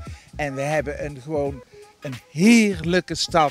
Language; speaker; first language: Dutch; native; Dutch